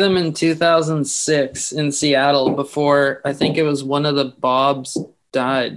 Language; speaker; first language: English; native; English